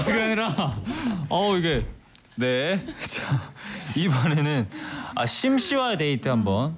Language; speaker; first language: Korean; native; Korean